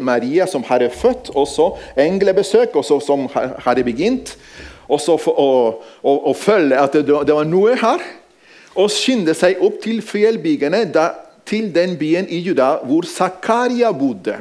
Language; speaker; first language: Norwegian; non-native, fluent; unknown